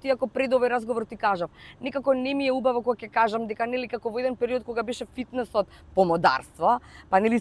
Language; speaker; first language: Macedonian; native; Macedonian